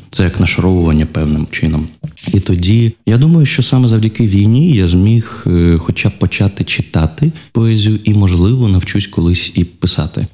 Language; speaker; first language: Ukrainian; non-native, local second language; Russian